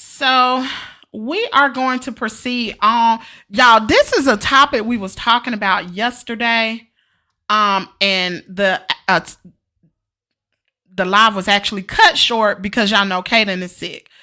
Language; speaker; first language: English; native; English